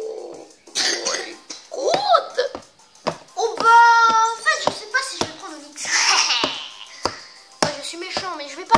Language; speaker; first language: French; native; French